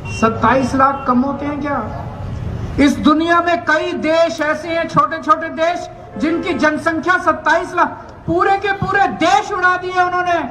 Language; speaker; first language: Hindi; native; Hindi